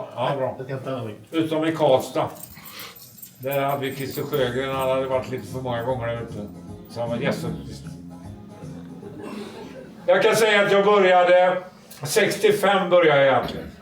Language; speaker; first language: Swedish; native; Swedish